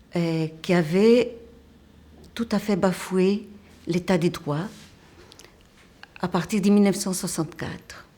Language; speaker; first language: French; non-native, fluent; Portuguese